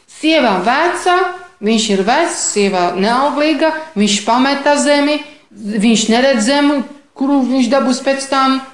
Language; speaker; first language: Latvian; non-native, fluent; Polish